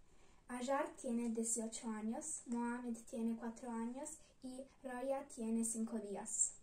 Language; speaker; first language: Spanish; non-native, learner; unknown